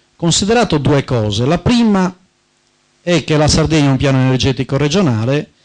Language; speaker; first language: Italian; native; Italian